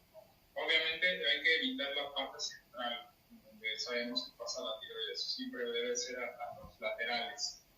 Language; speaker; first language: Spanish; native; Spanish